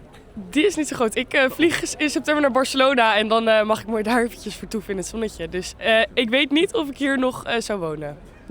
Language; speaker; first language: Dutch; native; Dutch